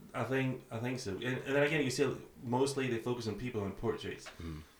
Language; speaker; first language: English; non-native, fluent; Greek